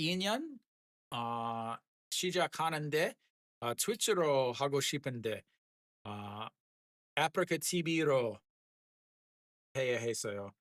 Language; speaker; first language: Korean; non-native, learner; English